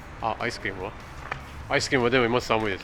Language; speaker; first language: Japanese; non-native, learner; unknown